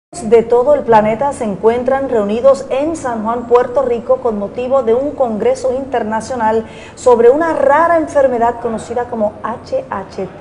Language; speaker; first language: Spanish; native; Spanish